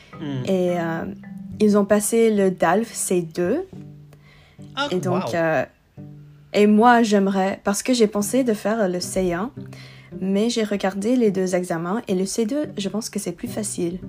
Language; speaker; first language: French; non-native, learner; English